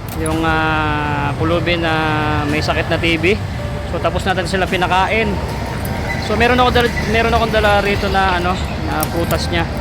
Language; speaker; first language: Filipino; native; Filipino